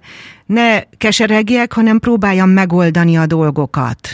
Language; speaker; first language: Hungarian; native; Hungarian